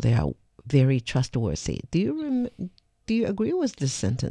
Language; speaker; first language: English; non-native, fluent; Chinese